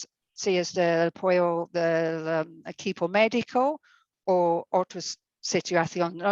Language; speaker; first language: Spanish; non-native, fluent; English